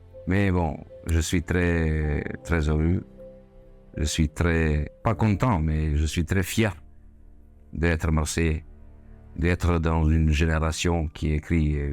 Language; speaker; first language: French; non-native, fluent; Serbian